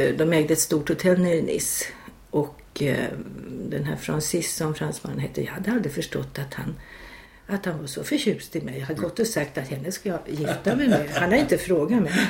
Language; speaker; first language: Swedish; native; Swedish